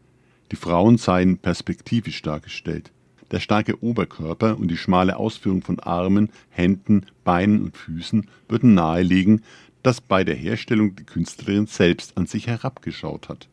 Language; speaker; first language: German; native; German